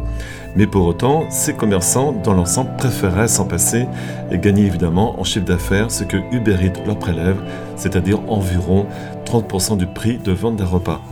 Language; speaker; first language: French; native; French